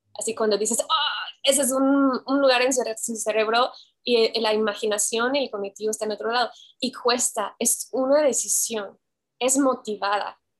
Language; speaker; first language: Spanish; non-native, fluent; English